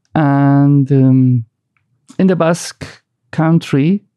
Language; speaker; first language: English; non-native, fluent; Spanish